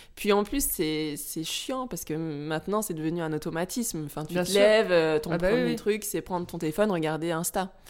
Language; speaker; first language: French; native; French